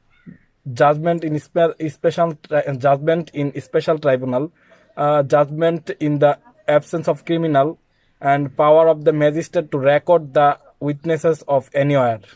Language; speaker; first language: English; non-native, learner; Bangla